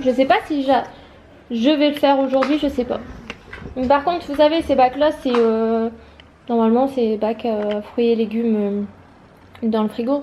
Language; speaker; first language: French; native; French